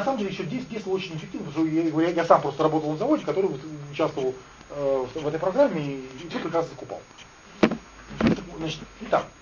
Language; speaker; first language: Russian; native; Russian